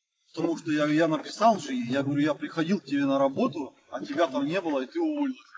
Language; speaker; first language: Russian; native; Russian